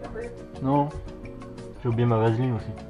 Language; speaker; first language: French; native; French